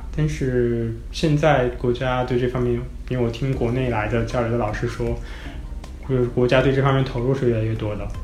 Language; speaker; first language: Chinese; native; Chinese